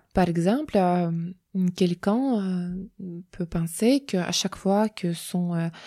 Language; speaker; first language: French; non-native, fluent; Russian